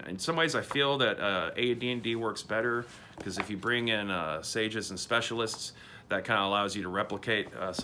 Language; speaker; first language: English; native; English